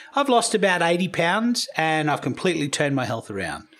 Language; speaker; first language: English; native; English